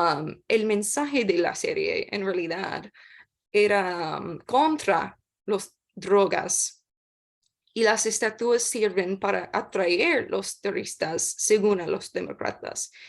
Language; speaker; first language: Spanish; non-native, learner; English